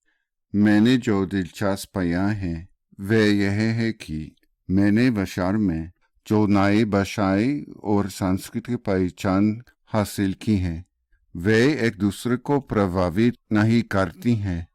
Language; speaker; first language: Hindi; non-native, fluent; English